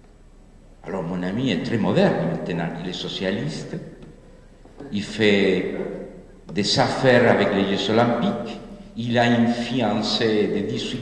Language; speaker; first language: French; non-native, fluent; Spanish